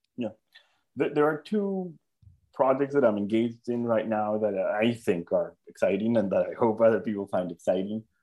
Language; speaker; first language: English; non-native, fluent; Spanish